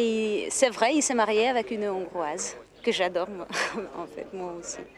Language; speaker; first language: French; non-native, fluent; Hungarian